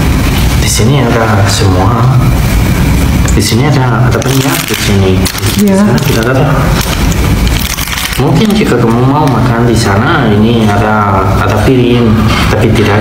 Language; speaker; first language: Indonesian; non-native, learner; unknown